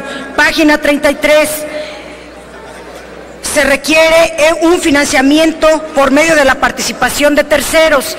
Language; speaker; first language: Spanish; native; Spanish